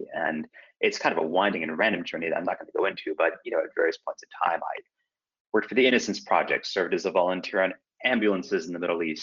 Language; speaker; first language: English; native; English